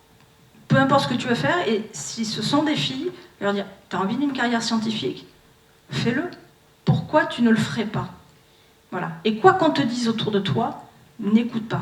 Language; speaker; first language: French; native; French